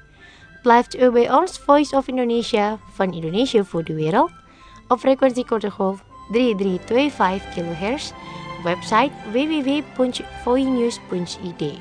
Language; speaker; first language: Dutch; non-native, fluent; Indonesian